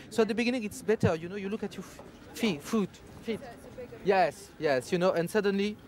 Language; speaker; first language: English; non-native, fluent; French